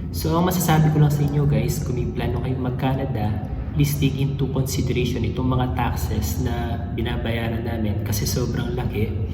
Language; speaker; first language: Filipino; native; Filipino